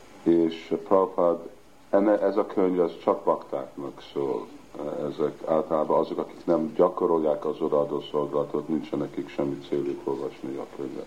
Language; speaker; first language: Hungarian; early bilingual, heritage; Hungarian